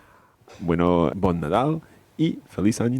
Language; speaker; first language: Spanish; non-native, fluent; English